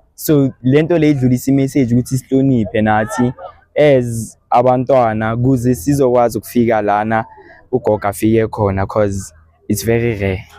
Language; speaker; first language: Zulu; native; Zulu